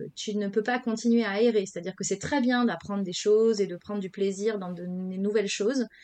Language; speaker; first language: French; native; French